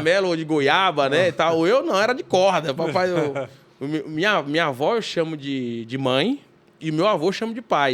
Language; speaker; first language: Portuguese; native; Portuguese